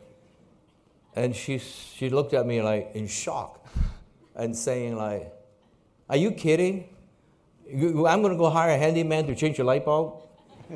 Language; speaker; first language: English; non-native, local second language; Cantonese